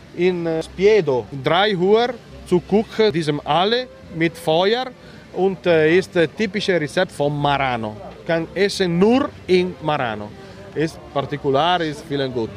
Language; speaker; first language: German; non-native, learner; Italian